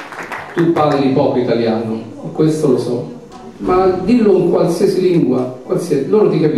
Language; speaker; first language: Italian; native; Italian